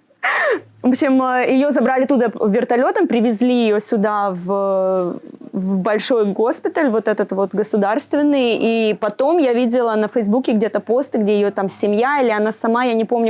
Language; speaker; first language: Russian; native; Russian